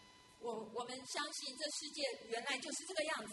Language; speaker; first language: Chinese; native; Chinese